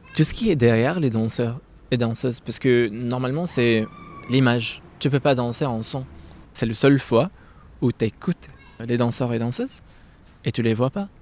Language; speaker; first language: French; non-native, fluent; Arabic